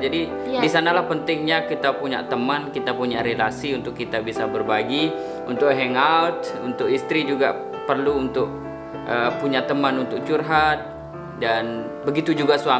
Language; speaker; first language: Indonesian; non-native, local second language; Sasak